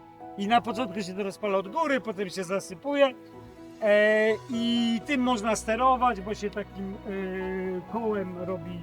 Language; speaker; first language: Polish; native; Polish